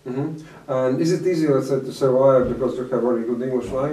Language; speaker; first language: English; non-native, fluent; Latvian